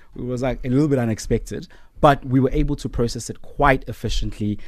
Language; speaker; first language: English; non-native, local second language; Zulu